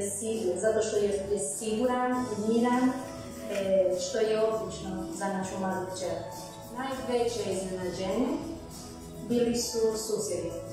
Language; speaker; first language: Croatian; non-native, learner; Hungarian